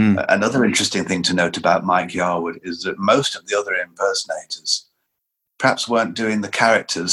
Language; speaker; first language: English; native; English